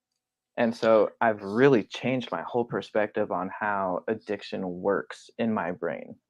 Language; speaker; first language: English; native; English